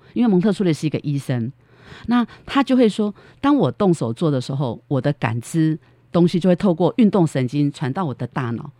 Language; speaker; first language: Chinese; native; Chinese